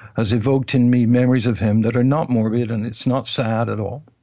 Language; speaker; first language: English; native; English